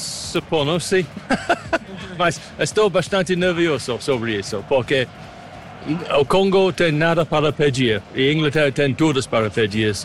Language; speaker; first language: Portuguese; non-native, learner; English